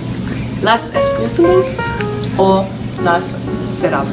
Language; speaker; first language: Spanish; non-native, learner; English